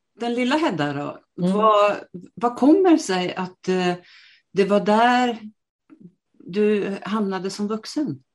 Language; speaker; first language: Swedish; native; Swedish